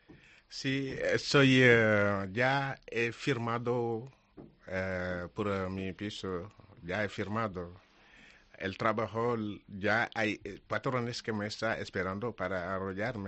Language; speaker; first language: Spanish; non-native, learner; Wolof